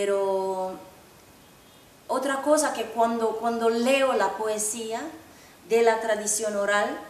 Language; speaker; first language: Spanish; non-native, fluent; Finnish